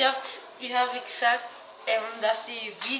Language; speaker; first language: German; early bilingual, heritage; Portuguese